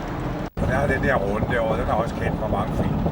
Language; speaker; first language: Danish; native; Danish